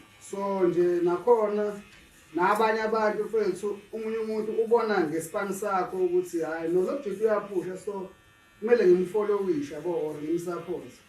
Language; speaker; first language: Zulu; native; Zulu